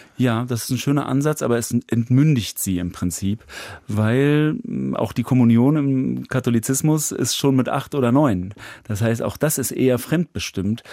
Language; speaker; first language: German; native; German